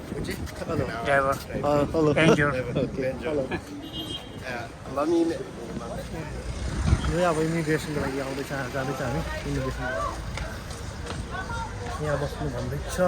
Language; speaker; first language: Nepali; non-native, local second language; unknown